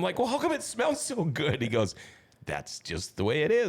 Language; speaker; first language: English; native; English